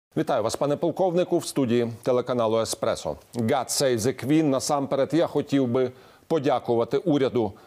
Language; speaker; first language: Ukrainian; native; Ukrainian